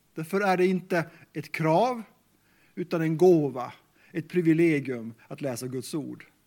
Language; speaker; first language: Swedish; non-native, local second language; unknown